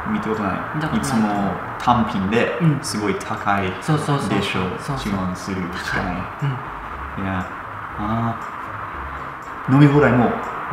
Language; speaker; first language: Japanese; non-native, fluent; English